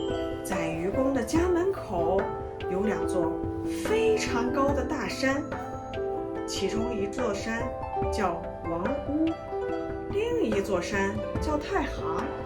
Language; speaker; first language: Chinese; native; Chinese